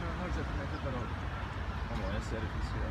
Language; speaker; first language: Spanish; non-native, fluent; English